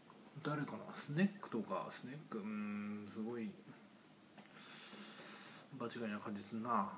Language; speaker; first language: Japanese; native; Japanese